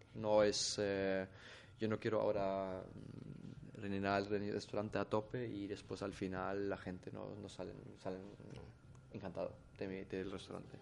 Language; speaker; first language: Spanish; non-native, fluent; German